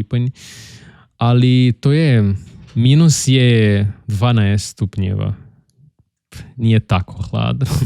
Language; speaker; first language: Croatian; non-native, learner; Portuguese